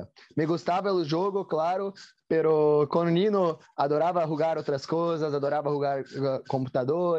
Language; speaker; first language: Spanish; non-native, learner; Portuguese